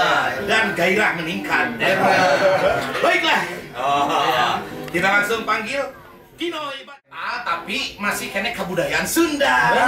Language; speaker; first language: Indonesian; non-native, local second language; Sundanese